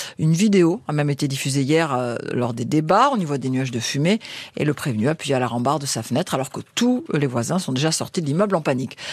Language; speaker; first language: French; native; French